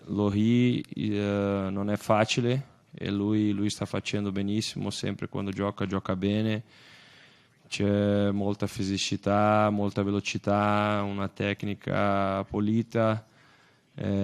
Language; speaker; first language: Italian; non-native, fluent; Portuguese